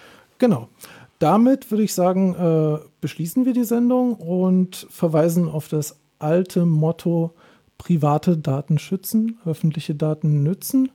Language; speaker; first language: German; native; German